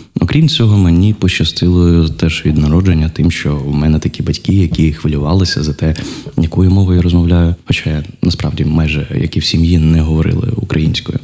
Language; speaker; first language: Ukrainian; non-native, local second language; Russian